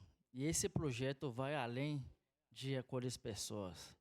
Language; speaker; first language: Portuguese; non-native, fluent; Haitian Creole